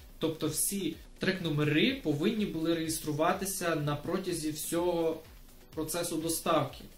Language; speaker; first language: Ukrainian; non-native, local second language; Russian